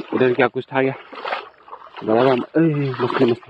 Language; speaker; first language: Hindi; non-native, local second language; Assamese